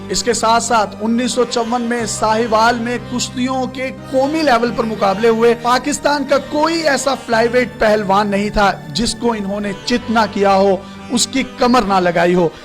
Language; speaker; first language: Urdu; non-native, local second language; Punjabi